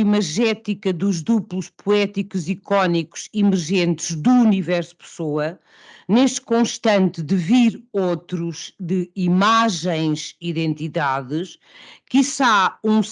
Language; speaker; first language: Portuguese; native; Portuguese